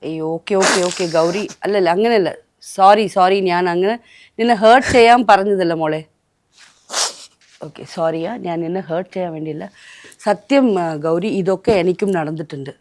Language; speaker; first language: Malayalam; non-native, local second language; Tamil